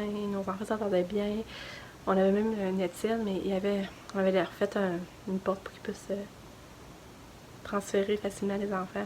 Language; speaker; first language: French; native; French